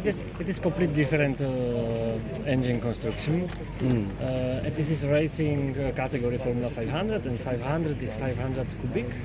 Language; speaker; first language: English; non-native, learner; Slovak